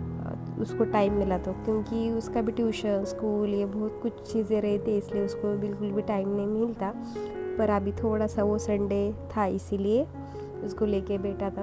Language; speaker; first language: Hindi; native; Hindi